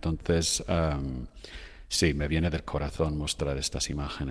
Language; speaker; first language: Spanish; non-native, fluent; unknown